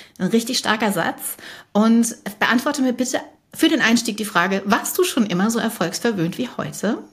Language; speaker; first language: German; native; German